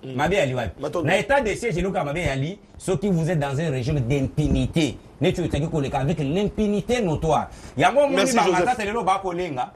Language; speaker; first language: French; non-native, local second language; Luba-Lulua